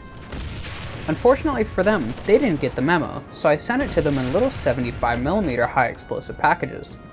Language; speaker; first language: English; native; English